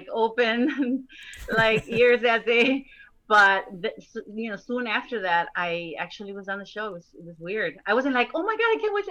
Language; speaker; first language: English; early bilingual, other home language; Spanish